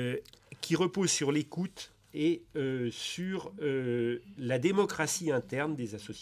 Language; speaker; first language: French; native; French